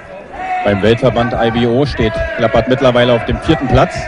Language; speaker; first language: German; native; German